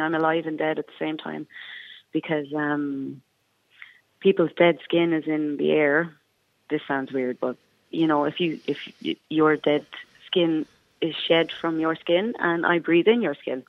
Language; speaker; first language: English; native; English